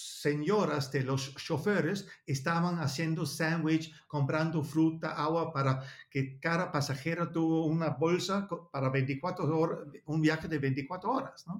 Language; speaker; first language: Spanish; non-native, learner; Danish